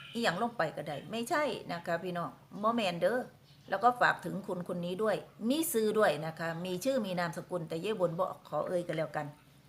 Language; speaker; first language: Thai; native; Thai